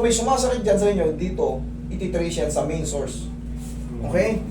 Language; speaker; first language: Filipino; native; Filipino